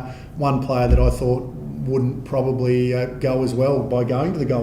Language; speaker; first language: English; native; English